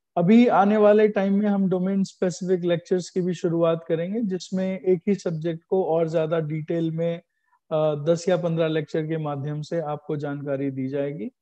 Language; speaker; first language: Hindi; native; Hindi